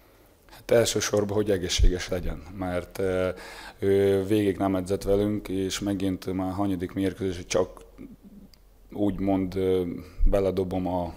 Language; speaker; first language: Hungarian; non-native, fluent; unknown